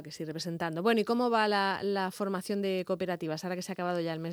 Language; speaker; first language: Spanish; native; Spanish